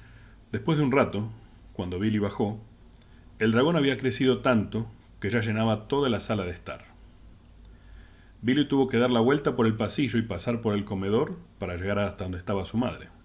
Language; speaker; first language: Spanish; native; Spanish